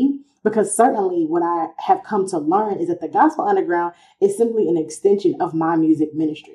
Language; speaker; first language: English; native; English